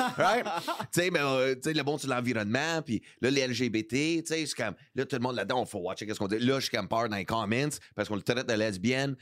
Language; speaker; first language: French; early bilingual, heritage; English